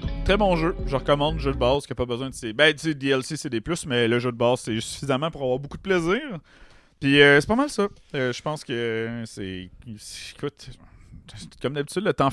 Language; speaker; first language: French; native; French